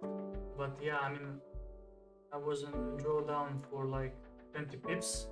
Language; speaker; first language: English; non-native, fluent; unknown